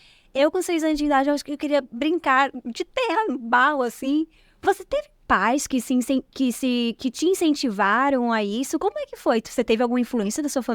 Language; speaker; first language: Portuguese; native; Portuguese